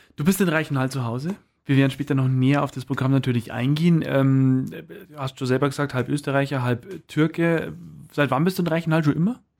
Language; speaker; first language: German; native; German